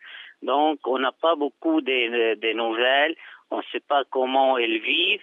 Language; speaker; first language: French; non-native, fluent; Arabic